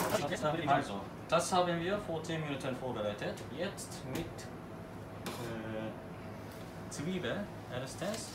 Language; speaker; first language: German; non-native, learner; Korean